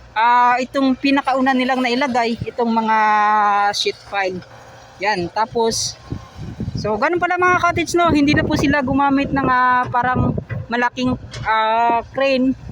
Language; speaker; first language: Filipino; native; Filipino